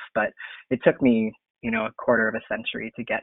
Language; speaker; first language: English; native; English